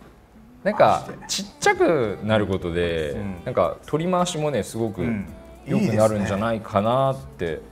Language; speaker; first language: Japanese; native; Japanese